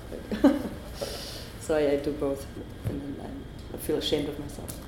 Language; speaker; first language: English; non-native, fluent; German